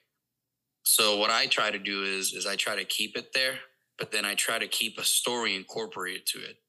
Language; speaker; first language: English; non-native, fluent; Spanish